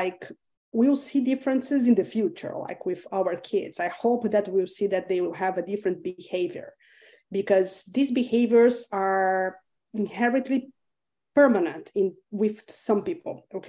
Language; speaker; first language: English; non-native, fluent; Portuguese